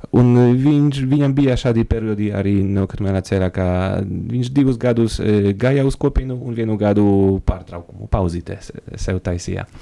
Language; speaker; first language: Latvian; non-native, fluent; Polish